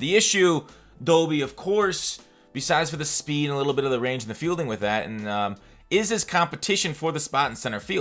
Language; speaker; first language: English; native; English